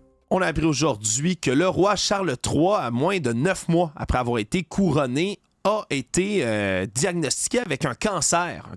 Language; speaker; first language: French; native; French